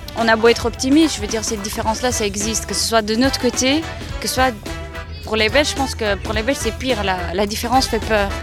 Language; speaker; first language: French; early bilingual, other home language; Armenian